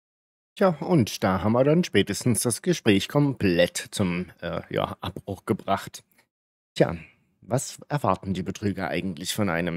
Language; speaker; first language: German; native; German